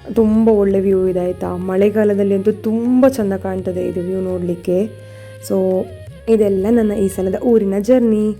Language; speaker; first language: Kannada; non-native, local second language; Konkani